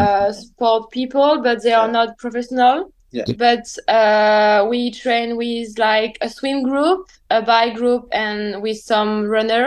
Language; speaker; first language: English; non-native, fluent; French